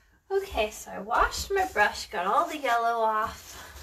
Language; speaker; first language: English; early bilingual, other home language; Spanish